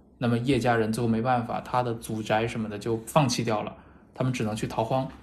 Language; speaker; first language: Chinese; native; Chinese